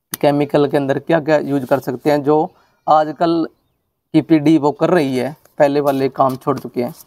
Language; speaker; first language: Hindi; non-native, local second language; Punjabi